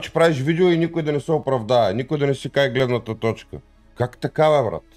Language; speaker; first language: Bulgarian; native; Bulgarian